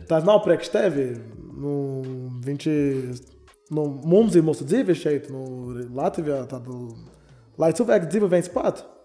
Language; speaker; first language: Latvian; non-native, learner; Portuguese